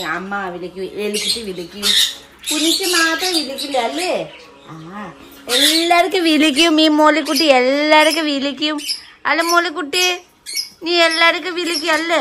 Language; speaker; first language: Malayalam; non-native, learner; Nepali